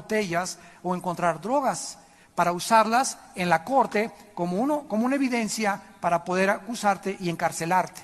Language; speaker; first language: Spanish; native; Spanish